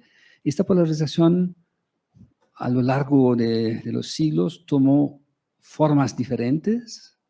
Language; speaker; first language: Spanish; non-native, fluent; German